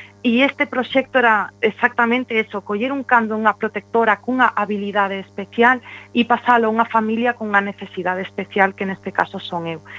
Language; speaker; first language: Galician; non-native, local second language; Spanish